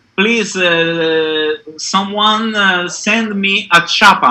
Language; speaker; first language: English; non-native, learner; Italian